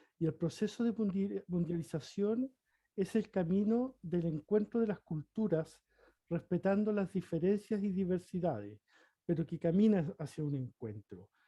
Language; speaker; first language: Spanish; native; Spanish